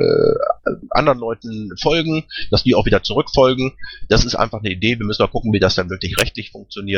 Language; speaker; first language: German; native; German